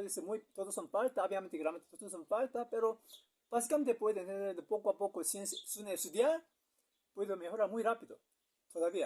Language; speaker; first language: Spanish; non-native, learner; Korean